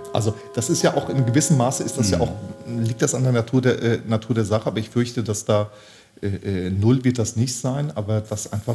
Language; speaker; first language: German; early bilingual, other home language; Turkish